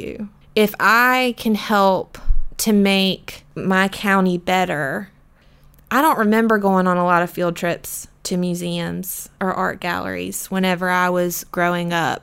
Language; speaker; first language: English; native; English